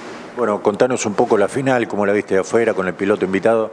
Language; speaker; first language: Spanish; native; Spanish